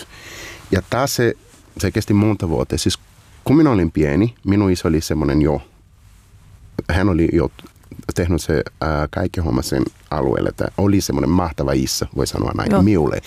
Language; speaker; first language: Finnish; non-native, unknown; Portuguese